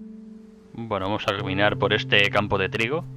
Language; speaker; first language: Spanish; native; Spanish